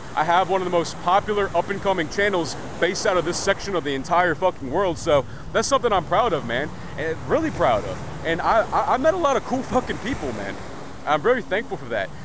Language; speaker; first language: English; native; English